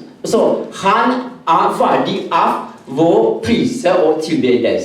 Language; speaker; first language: Norwegian; non-native, learner; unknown